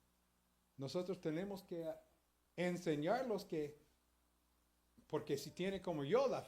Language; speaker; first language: Spanish; early bilingual, heritage; Spanish